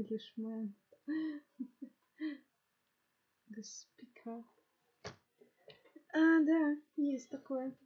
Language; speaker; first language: English; non-native, learner; Russian